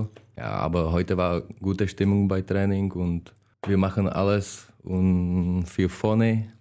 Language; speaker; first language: German; non-native, learner; Czech